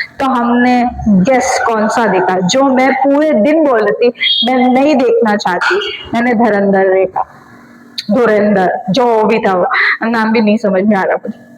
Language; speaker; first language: Hindi; non-native, local second language; Bangla